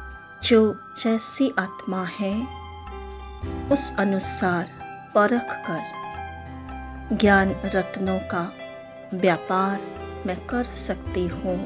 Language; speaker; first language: Hindi; native; Hindi